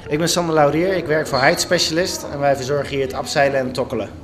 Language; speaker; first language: Dutch; native; Dutch